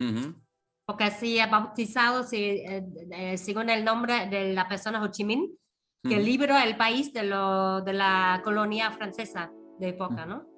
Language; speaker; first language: Spanish; non-native, fluent; Vietnamese